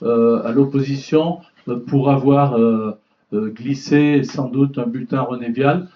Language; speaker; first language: French; native; French